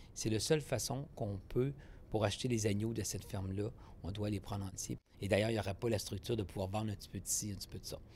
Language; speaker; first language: French; native; French